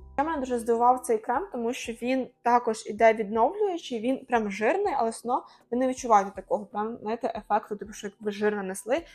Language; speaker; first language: Ukrainian; non-native, local second language; Russian